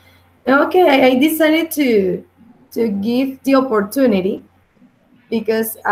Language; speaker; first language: English; non-native, learner; Spanish